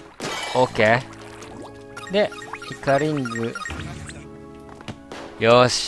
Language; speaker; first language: Japanese; native; Japanese